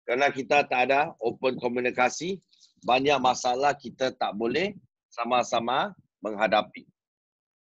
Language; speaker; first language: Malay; non-native, local second language; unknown